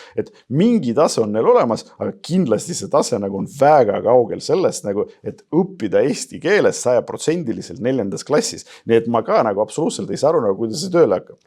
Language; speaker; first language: Estonian; non-native, local second language; Russian